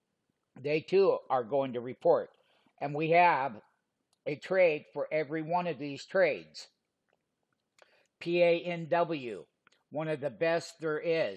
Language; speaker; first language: English; native; English